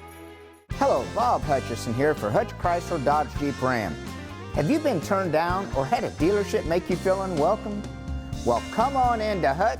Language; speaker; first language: English; native; English